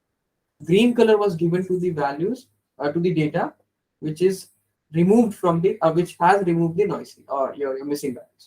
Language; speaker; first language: English; non-native, local second language; Hindi